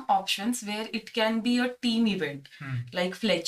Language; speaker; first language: English; non-native, local second language; Marathi